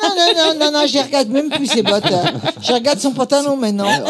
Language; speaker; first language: French; native; French